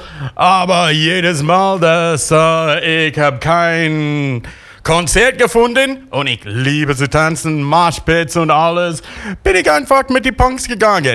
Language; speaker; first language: German; non-native, fluent; English